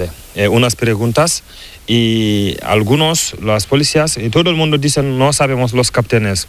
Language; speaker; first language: Spanish; non-native, learner; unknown